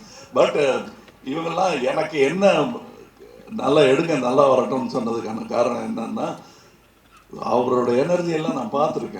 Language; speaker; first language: Tamil; native; Tamil